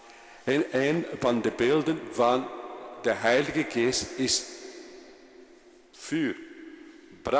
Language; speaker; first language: Dutch; non-native, fluent; Spanish